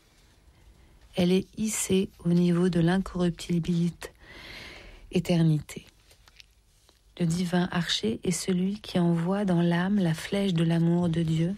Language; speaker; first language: French; native; French